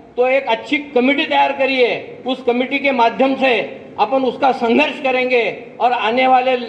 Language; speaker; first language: Hindi; non-native, local second language; Marathi